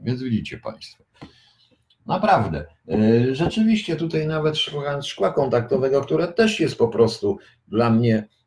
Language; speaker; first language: Polish; native; Polish